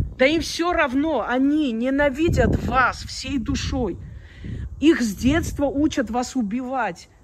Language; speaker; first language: Russian; early bilingual, other home language; Armenian